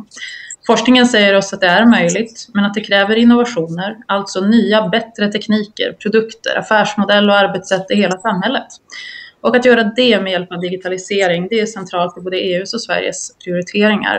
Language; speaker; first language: Swedish; native; Swedish